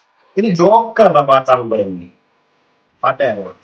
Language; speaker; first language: Malayalam; native; Malayalam